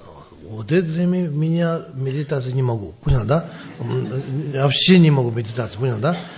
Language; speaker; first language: Russian; non-native, learner; Tibetan